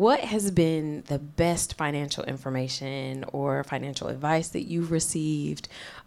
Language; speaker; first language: English; native; English